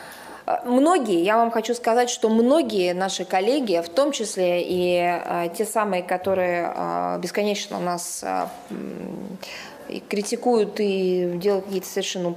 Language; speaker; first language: Russian; native; Russian